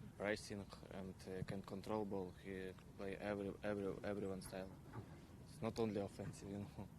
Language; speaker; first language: English; non-native, learner; Ukrainian